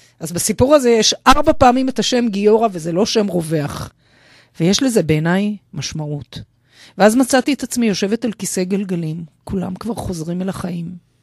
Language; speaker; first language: Hebrew; native; Hebrew